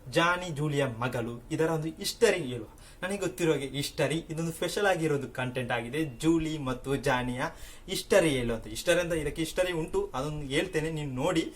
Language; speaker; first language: Kannada; native; Kannada